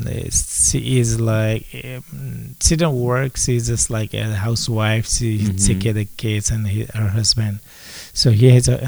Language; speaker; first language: English; non-native, local second language; Nepali